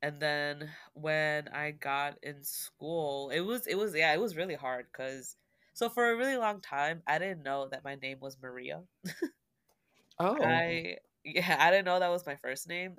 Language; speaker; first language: English; early bilingual, other home language; Spanish